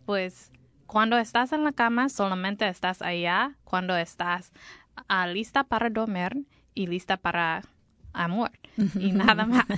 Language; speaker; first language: Spanish; non-native, learner; English